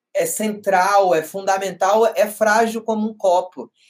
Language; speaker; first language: Portuguese; native; Portuguese